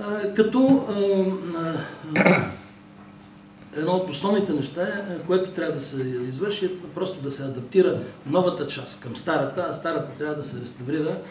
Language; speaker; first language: Bulgarian; native; Bulgarian